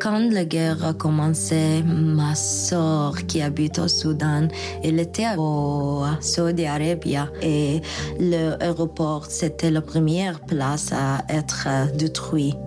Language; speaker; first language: French; non-native, learner; Arabic